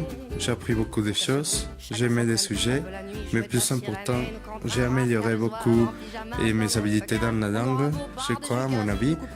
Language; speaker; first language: French; non-native, fluent; Spanish